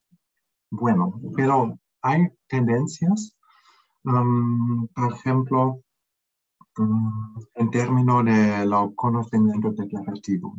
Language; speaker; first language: Spanish; non-native, fluent; German